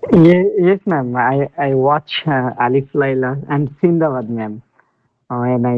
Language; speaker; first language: English; non-native, learner; Bangla